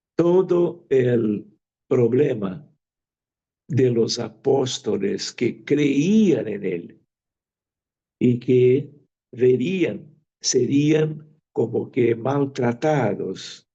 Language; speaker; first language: Spanish; non-native, fluent; Portuguese